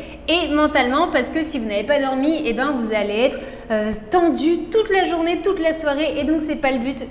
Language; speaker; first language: French; native; French